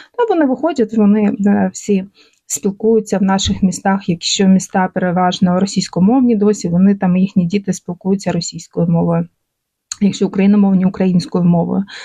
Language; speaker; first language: Ukrainian; non-native, local second language; Russian